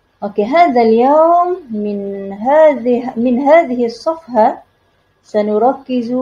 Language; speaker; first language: Arabic; non-native, learner; Malay